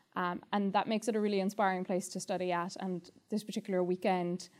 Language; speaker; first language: English; native; English